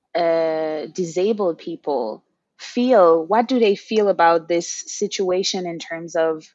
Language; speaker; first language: English; non-native, fluent; Haitian Creole